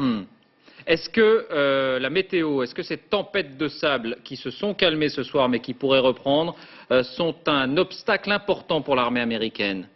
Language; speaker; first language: French; native; French